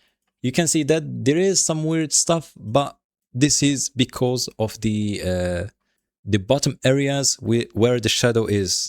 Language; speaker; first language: English; non-native, fluent; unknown